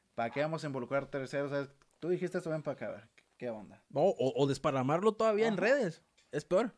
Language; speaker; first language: Spanish; native; Spanish